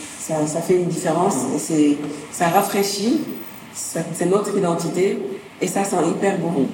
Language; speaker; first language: French; non-native, local second language; Wolof